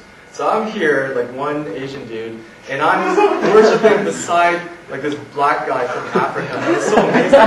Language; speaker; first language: English; native; English